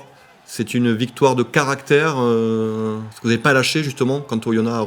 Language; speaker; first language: French; native; French